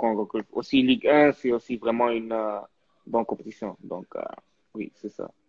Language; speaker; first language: French; early bilingual, heritage; French